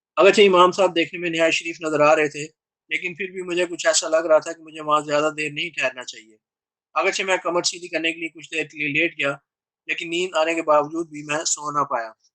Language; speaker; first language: Urdu; native; Urdu